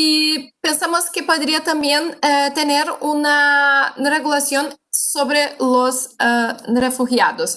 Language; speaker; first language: Spanish; non-native, fluent; Portuguese